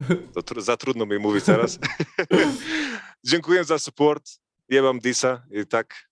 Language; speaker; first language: Polish; early bilingual, heritage; Polish